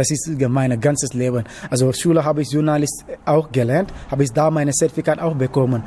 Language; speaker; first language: German; non-native, learner; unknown